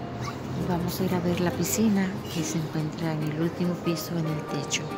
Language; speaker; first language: Spanish; native; Spanish